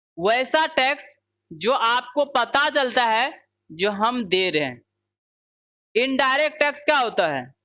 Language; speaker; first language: Hindi; native; Hindi